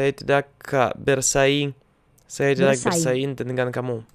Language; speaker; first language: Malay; non-native, learner; Russian